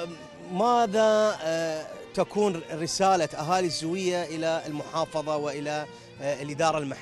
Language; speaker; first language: Arabic; native; Arabic